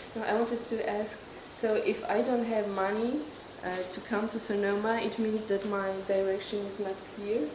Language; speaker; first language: English; non-native, fluent; Polish